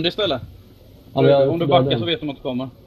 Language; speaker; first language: Swedish; native; Swedish